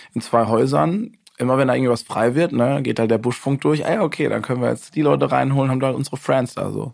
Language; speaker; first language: German; native; German